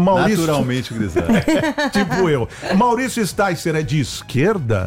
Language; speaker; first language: Portuguese; native; Portuguese